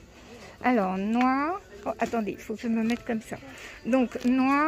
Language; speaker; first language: French; native; French